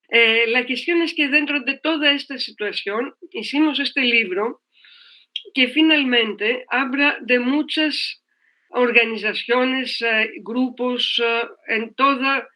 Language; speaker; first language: Spanish; non-native, fluent; Greek